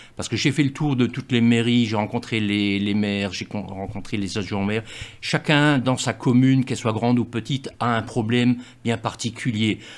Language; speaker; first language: French; native; French